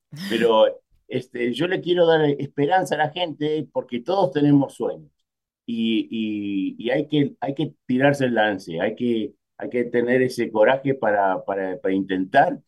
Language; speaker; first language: Spanish; native; Spanish